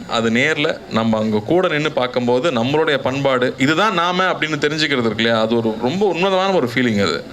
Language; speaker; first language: Tamil; native; Tamil